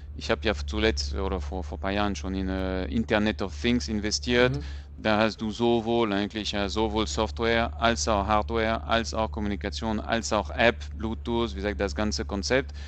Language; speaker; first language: German; non-native, fluent; French